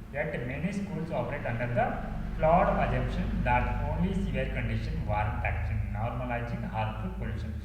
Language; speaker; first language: English; non-native, local second language; Kannada